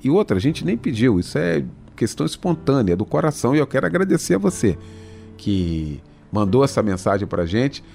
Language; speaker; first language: Portuguese; native; Portuguese